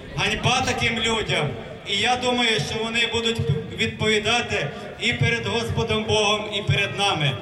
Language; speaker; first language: Ukrainian; native; Ukrainian